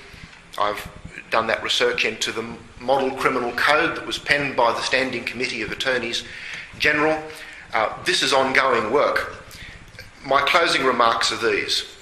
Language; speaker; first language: English; native; English